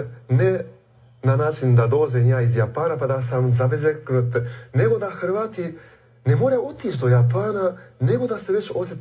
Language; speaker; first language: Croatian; non-native, fluent; Japanese